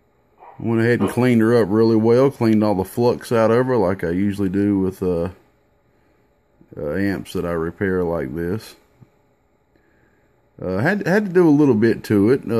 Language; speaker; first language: English; native; English